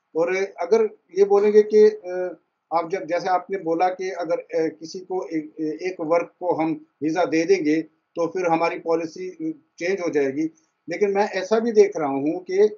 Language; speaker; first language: Hindi; early bilingual, heritage; Persian